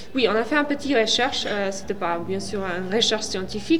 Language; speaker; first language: French; non-native, fluent; Polish